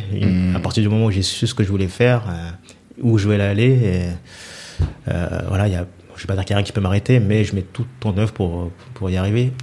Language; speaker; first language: French; native; French